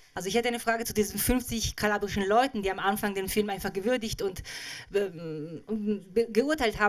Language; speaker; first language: German; native; German